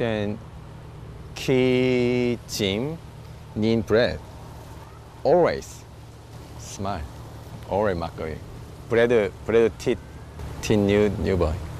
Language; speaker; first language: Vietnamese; non-native, learner; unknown